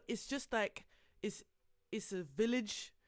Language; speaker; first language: English; non-native, fluent; Dutch